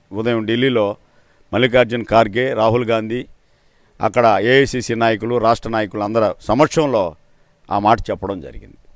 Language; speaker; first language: Telugu; native; Telugu